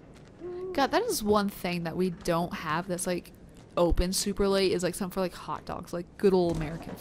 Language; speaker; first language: English; native; English